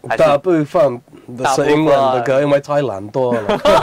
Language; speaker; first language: Chinese; non-native, fluent; English